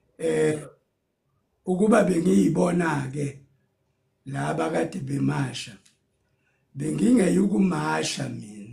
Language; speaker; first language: Zulu; native; Zulu